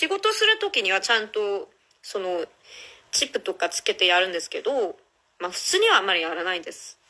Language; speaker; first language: Japanese; non-native, fluent; Korean